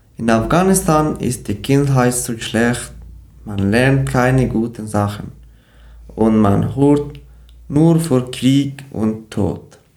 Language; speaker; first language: German; non-native, learner; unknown